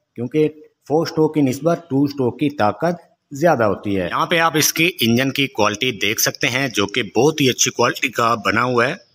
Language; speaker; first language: Urdu; non-native, local second language; Saraiki